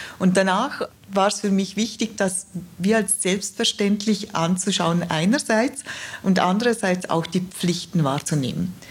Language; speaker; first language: German; native; German